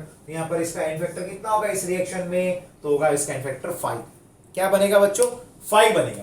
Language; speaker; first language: Hindi; non-native, local second language; Gujarati